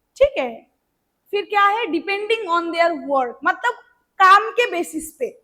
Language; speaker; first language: Hindi; non-native, local second language; Bangla